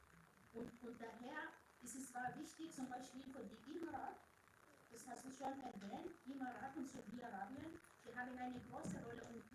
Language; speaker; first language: German; non-native, fluent; Arabic